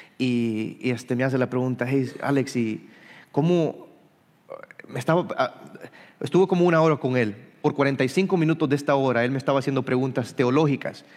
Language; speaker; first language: Spanish; early bilingual, heritage; Spanish